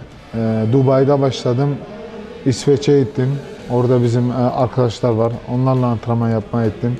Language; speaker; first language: Turkish; early bilingual, heritage; Turkish